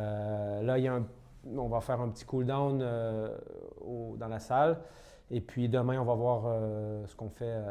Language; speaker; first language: French; native; French